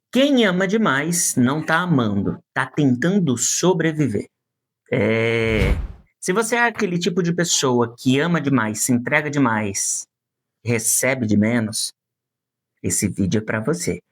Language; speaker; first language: Portuguese; native; Portuguese